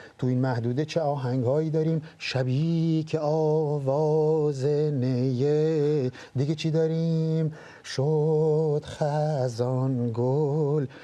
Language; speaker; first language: Persian; native; Persian